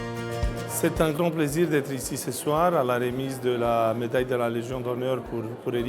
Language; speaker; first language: French; non-native, fluent; Romanian